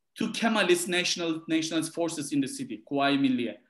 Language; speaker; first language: English; non-native, fluent; Turkish